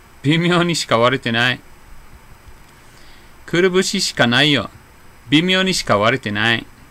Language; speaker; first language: Japanese; non-native, fluent; English